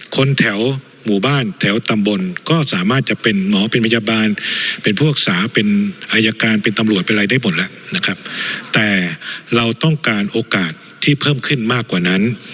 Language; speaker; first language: Thai; native; Thai